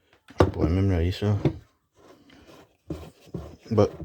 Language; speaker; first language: French; native; French